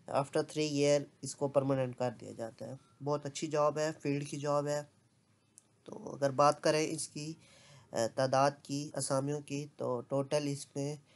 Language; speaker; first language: Urdu; non-native, local second language; Punjabi